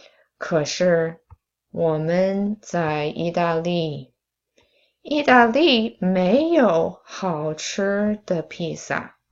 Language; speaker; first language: Chinese; non-native, fluent; English